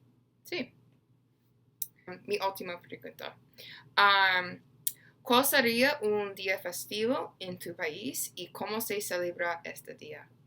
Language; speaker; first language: Spanish; non-native, learner; English